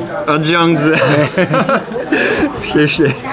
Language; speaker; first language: Chinese; non-native, fluent; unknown